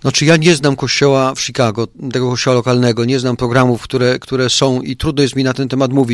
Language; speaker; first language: Polish; native; Polish